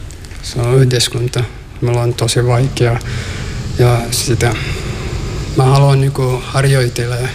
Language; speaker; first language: Finnish; non-native, learner; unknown